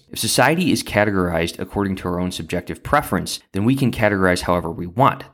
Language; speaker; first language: English; native; English